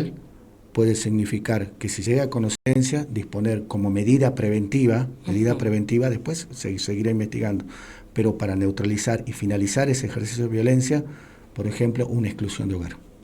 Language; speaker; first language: Spanish; native; Spanish